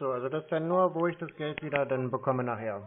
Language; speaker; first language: German; native; German